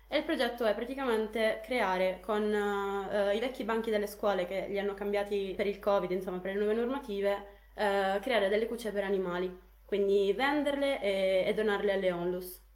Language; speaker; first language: Italian; native; Italian